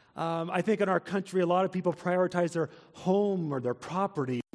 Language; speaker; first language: English; native; English